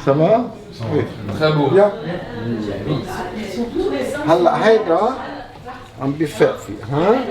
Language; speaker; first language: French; non-native, learner; Arabic